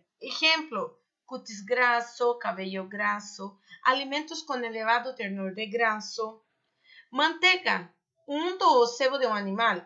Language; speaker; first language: Spanish; non-native, fluent; Portuguese